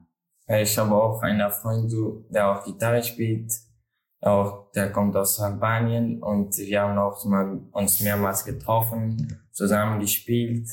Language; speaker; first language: German; non-native, learner; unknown